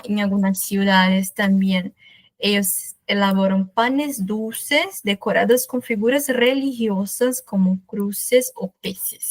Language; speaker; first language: Spanish; non-native, fluent; Portuguese